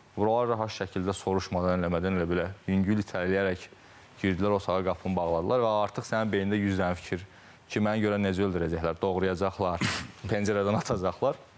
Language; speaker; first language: Azerbaijani; native; Azerbaijani